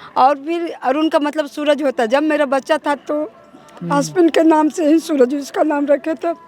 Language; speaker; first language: Hindi; native; Hindi